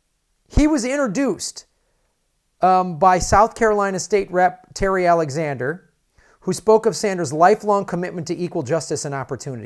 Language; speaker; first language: English; native; English